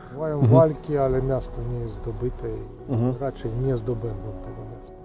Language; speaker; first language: Polish; non-native, fluent; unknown